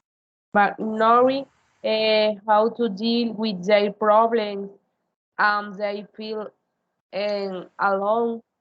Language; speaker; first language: English; non-native, learner; Spanish